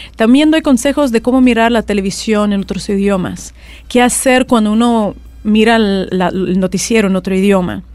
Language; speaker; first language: Spanish; non-native, fluent; Russian